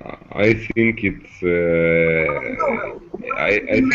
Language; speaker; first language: English; non-native, learner; Russian